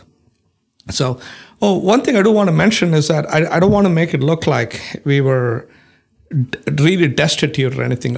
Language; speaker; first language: English; non-native, local second language; Malayalam